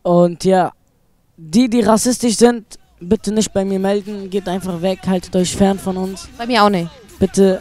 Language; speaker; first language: German; native; German